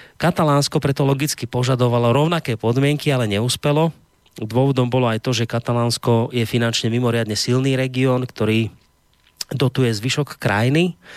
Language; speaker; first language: Slovak; native; Slovak